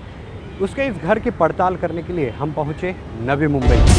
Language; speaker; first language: Hindi; native; Hindi